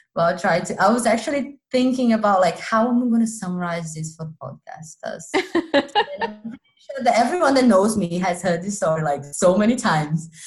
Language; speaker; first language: English; non-native, fluent; Portuguese